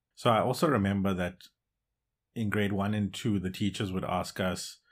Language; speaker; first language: English; native; English